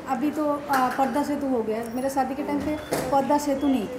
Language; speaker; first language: Hindi; non-native, local second language; Bangla